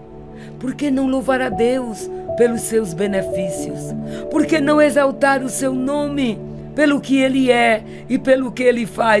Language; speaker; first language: Portuguese; native; Portuguese